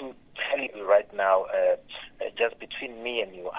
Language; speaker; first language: English; non-native, local second language; Tsonga